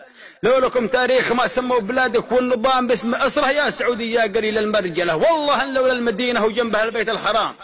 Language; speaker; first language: Arabic; native; Arabic